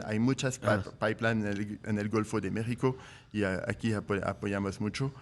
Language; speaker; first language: Spanish; non-native, fluent; French